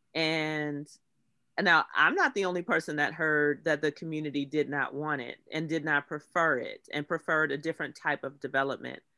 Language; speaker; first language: English; native; English